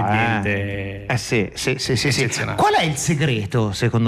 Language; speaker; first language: Italian; native; Italian